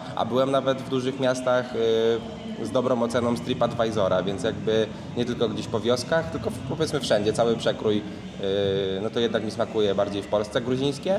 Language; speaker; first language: Polish; native; Polish